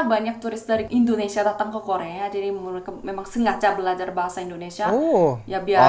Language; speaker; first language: Indonesian; non-native, fluent; Korean